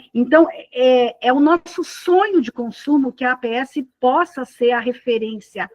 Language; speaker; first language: Portuguese; native; Portuguese